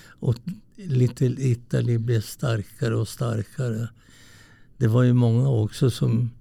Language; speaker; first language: Swedish; early bilingual, other home language; Italian